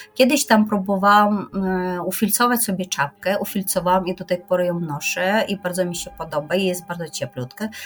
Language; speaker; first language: Polish; non-native, fluent; Kyrgyz